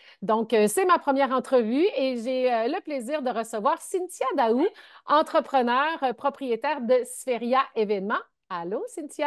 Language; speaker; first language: French; native; French